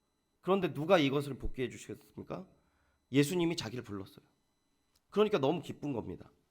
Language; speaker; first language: Korean; native; Korean